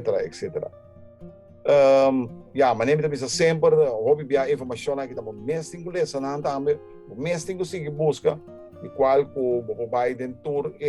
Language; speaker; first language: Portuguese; non-native, learner; Papiamento